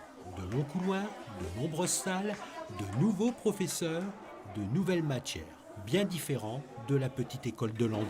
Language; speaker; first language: French; native; French